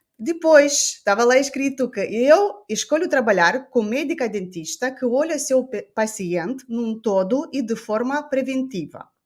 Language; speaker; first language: Portuguese; non-native, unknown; Romanian